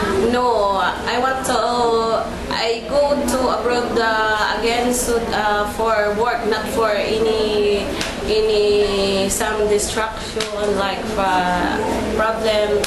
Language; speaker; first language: English; non-native, learner; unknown